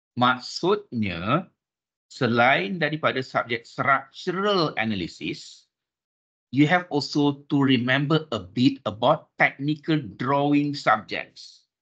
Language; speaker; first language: English; non-native, local second language; Malay